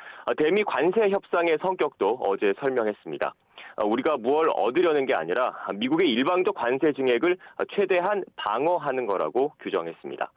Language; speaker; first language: Korean; native; Korean